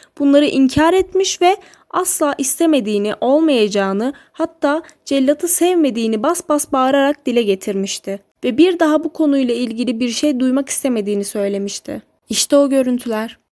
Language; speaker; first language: Turkish; native; Turkish